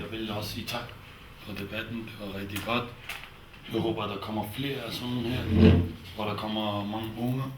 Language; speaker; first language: Danish; non-native, fluent; Kurdish